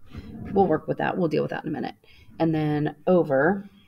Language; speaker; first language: English; native; English